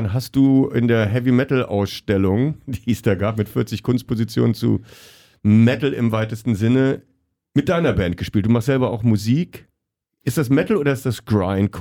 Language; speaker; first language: German; native; German